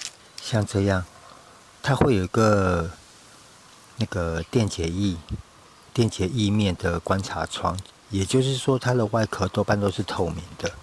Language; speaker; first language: Chinese; native; Chinese